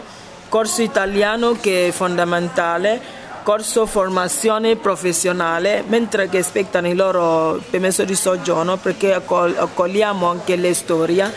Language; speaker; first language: Italian; non-native, fluent; Ibibio